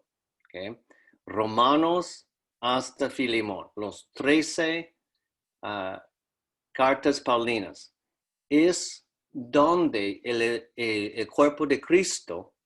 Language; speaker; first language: Spanish; non-native, fluent; English